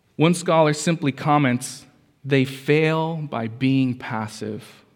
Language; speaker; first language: English; early bilingual, other home language; Spanish